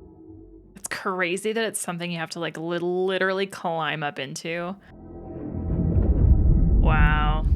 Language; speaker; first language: English; native; English